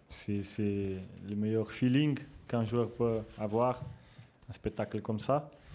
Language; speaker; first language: French; non-native, fluent; Portuguese